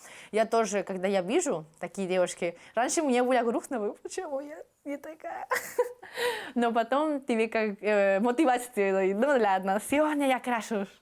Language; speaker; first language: Russian; non-native, fluent; Spanish